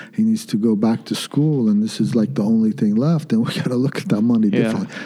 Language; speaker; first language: English; early bilingual, other home language; Arabic